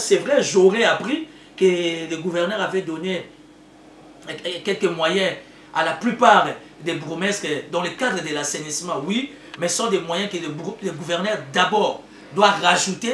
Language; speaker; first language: French; non-native, local second language; Lingala